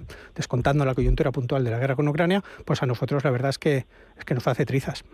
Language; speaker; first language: Spanish; native; Spanish